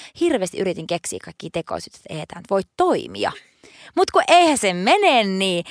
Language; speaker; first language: Finnish; native; Finnish